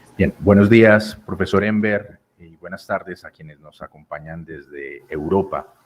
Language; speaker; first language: Spanish; native; Spanish